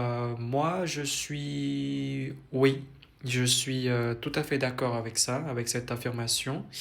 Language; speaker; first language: French; non-native, fluent; Vietnamese